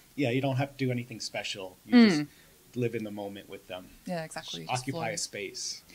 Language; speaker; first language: English; native; English